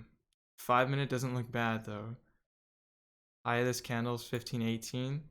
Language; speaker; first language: English; native; English